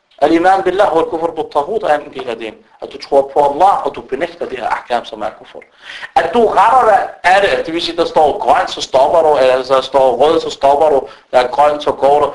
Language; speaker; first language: Danish; early bilingual, other home language; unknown